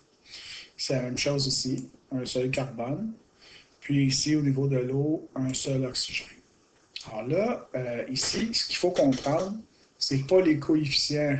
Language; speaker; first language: French; native; French